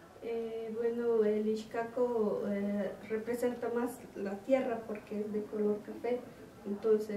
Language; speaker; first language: Spanish; non-native, local second language; Kaqchikel